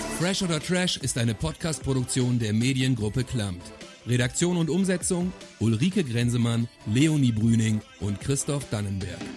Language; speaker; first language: German; native; German